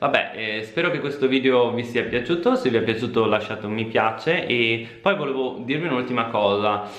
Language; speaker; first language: Italian; native; Italian